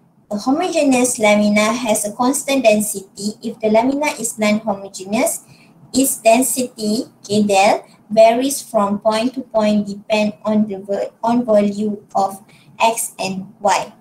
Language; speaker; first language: English; non-native, local second language; Malay